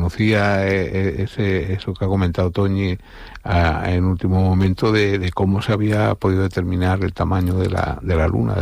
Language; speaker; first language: Spanish; native; Spanish